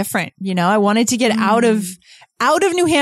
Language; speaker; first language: English; native; English